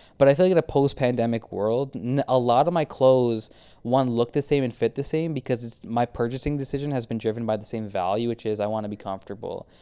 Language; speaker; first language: English; early bilingual, other home language; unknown